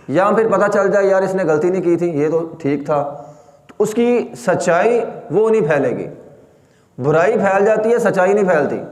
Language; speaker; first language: Urdu; native; Urdu